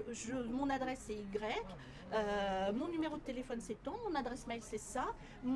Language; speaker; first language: French; native; French